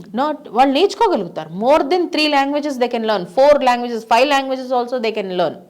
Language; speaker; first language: Telugu; native; Telugu